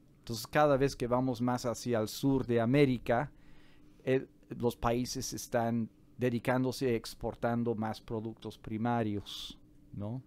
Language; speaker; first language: Spanish; non-native, fluent; English